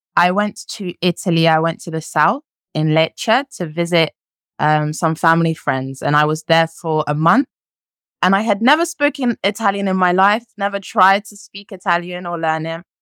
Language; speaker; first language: English; early bilingual, other home language; French